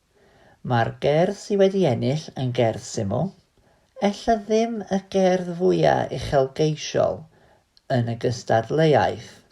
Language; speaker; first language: Welsh; native; Welsh